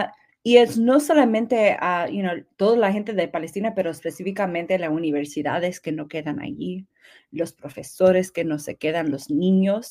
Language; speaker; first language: Spanish; early bilingual, heritage; English